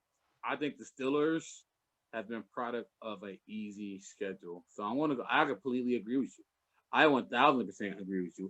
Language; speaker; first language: English; native; English